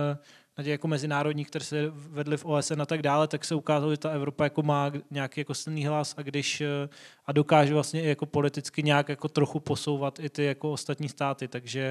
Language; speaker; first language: Czech; native; Czech